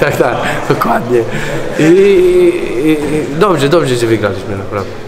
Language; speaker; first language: Polish; non-native, learner; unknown